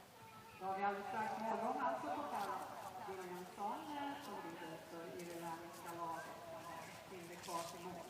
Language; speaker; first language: Swedish; native; Swedish